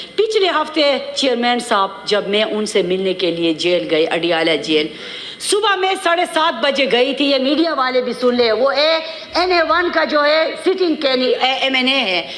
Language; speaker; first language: Urdu; non-native, local second language; Khowar